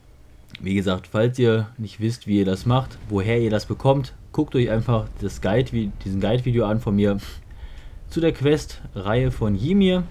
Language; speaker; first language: German; native; German